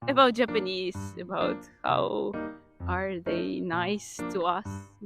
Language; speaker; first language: English; non-native, fluent; Ukrainian